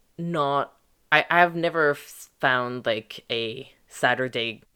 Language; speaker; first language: English; early bilingual, other home language; French